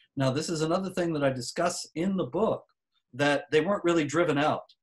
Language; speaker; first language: English; native; English